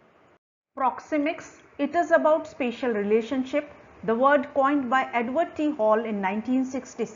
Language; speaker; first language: English; non-native, local second language; Hindi